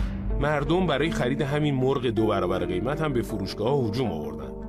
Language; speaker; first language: Persian; native; Persian